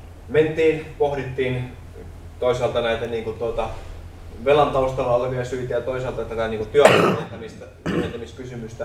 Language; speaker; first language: Finnish; native; Finnish